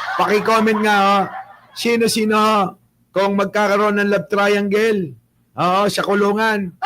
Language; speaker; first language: Filipino; native; Filipino